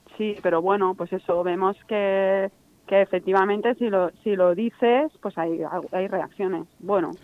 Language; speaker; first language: Spanish; native; Spanish